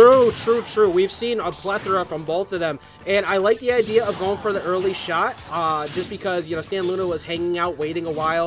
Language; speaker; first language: English; native; English